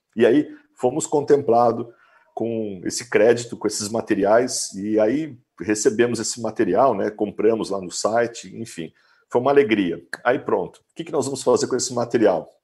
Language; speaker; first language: Portuguese; native; Portuguese